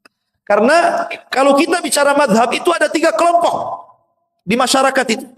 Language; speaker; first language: Indonesian; native; Indonesian